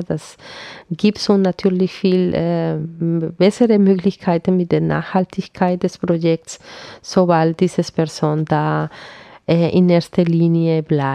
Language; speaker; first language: German; non-native, fluent; Spanish